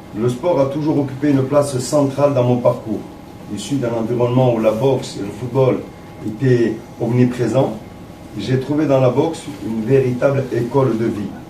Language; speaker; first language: French; early bilingual, other home language; Arabic